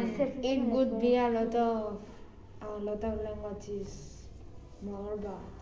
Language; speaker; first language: English; non-native, learner; Catalan